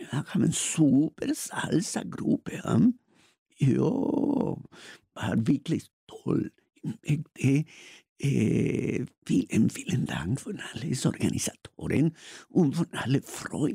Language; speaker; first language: German; non-native, learner; Spanish